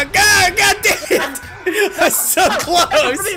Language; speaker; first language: English; native; English